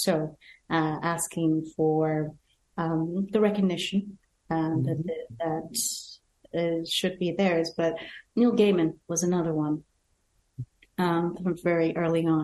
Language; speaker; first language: English; non-native, local second language; Yoruba